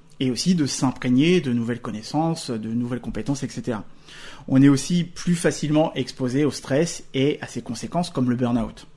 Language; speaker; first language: French; native; French